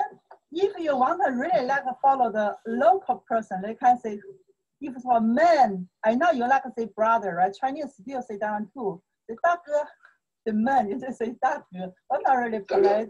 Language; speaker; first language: English; non-native, learner; Chinese